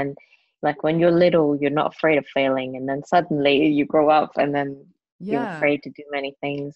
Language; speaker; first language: English; non-native, local second language; Cantonese